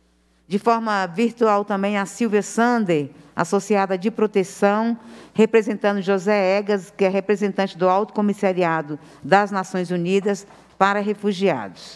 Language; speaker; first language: Portuguese; native; Portuguese